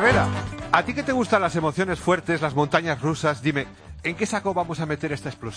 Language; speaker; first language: Spanish; native; Spanish